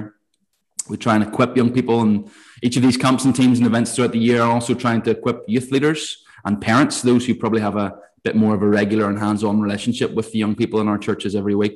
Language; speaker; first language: English; native; English